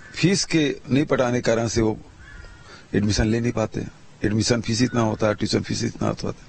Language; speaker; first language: Hindi; native; Hindi